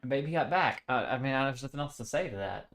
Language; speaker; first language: English; native; English